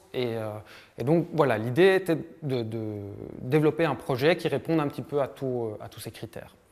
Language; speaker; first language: French; native; French